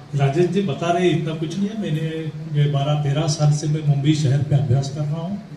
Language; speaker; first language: Hindi; non-native, local second language; Marathi